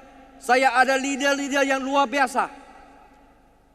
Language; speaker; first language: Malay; non-native, learner; Chinese